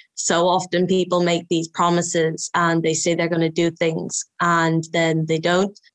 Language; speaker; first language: English; native; English